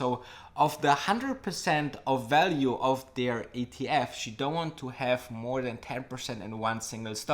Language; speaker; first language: English; non-native, fluent; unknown